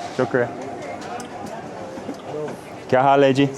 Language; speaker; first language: Hindi; non-native, learner; English